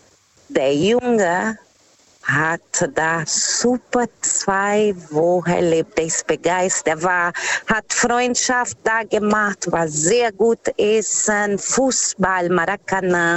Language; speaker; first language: German; non-native, fluent; Portuguese